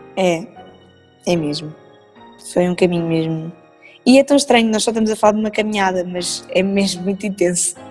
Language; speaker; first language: Portuguese; native; Portuguese